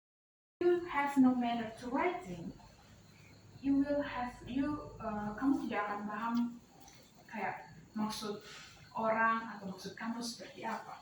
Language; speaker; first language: Indonesian; native; Indonesian